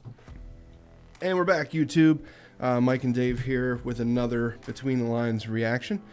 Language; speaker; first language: English; native; English